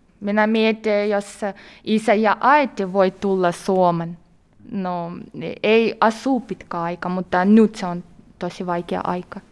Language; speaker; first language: Finnish; non-native, learner; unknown